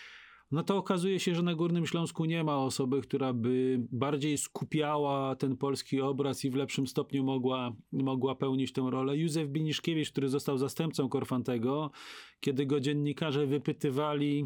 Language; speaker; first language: Polish; native; Polish